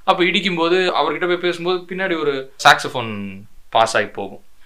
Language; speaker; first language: English; non-native, local second language; Tamil